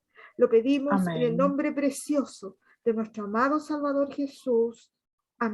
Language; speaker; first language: Spanish; native; Spanish